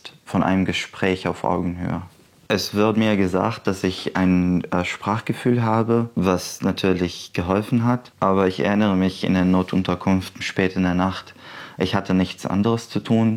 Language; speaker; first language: German; non-native, fluent; Arabic